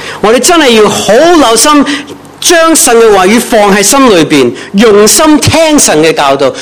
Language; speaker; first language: Cantonese; non-native, fluent; English